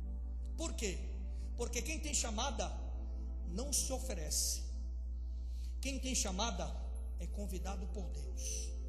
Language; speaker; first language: Portuguese; native; Portuguese